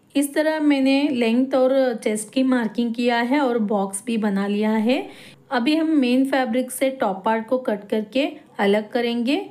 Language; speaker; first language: Hindi; non-native, local second language; Kannada